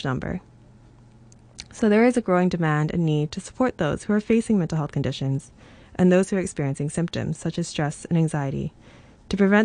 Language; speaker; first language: English; non-native, local second language; Cantonese